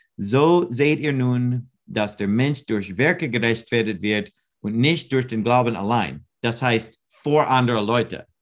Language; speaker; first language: German; non-native, learner; English